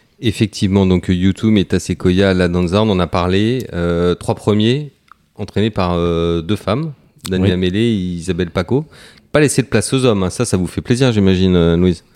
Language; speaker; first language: French; native; French